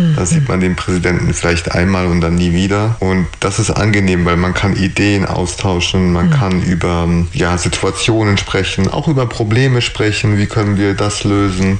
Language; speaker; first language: German; early bilingual, other home language; Polish